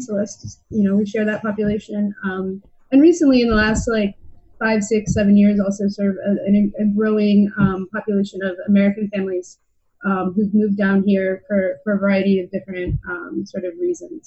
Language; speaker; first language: English; native; English